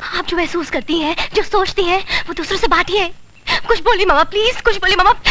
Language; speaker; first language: Hindi; native; Hindi